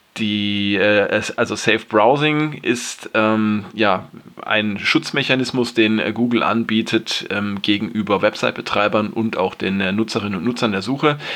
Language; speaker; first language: German; native; German